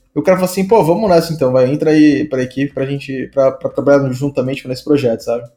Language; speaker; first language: Portuguese; native; Portuguese